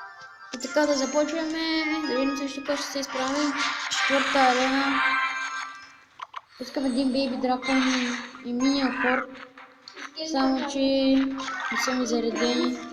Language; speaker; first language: Bulgarian; native; Bulgarian